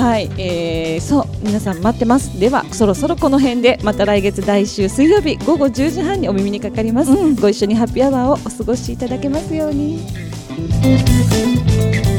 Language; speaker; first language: Japanese; native; Japanese